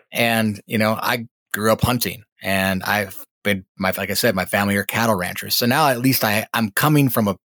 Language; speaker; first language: English; native; English